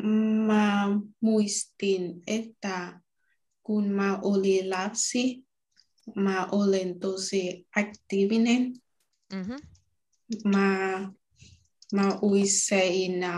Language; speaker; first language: Finnish; non-native, learner; Vietnamese